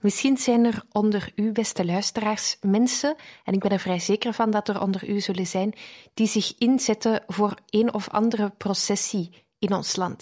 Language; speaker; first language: Dutch; native; Dutch